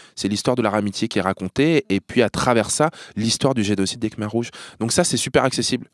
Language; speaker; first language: French; native; French